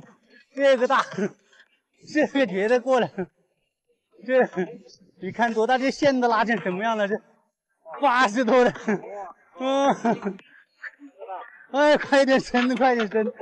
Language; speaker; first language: Chinese; native; Chinese